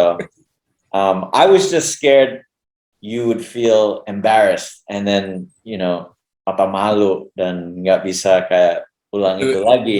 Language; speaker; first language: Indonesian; early bilingual, heritage; English